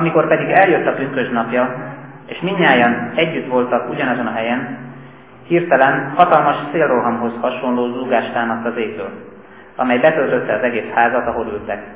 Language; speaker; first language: Hungarian; native; Hungarian